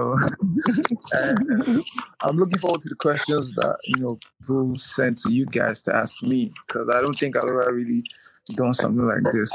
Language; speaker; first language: English; non-native, local second language; Igbo